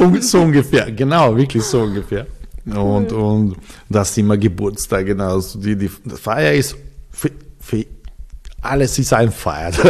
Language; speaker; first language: German; non-native, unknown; Serbian